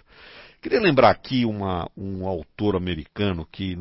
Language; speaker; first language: Portuguese; native; Portuguese